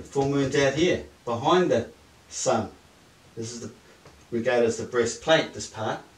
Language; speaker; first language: English; native; English